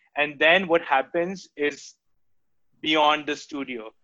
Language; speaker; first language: English; non-native, local second language; Urdu